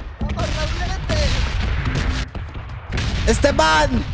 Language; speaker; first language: Spanish; non-native, learner; French